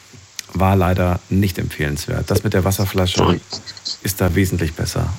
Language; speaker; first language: German; native; German